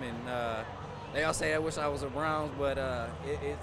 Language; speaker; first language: English; native; English